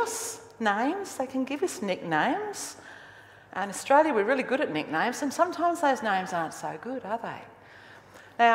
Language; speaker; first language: English; native; English